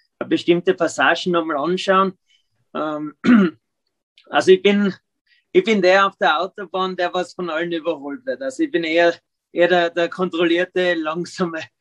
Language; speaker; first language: German; native; German